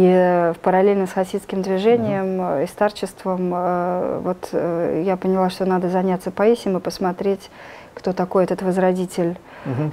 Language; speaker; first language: Russian; native; Russian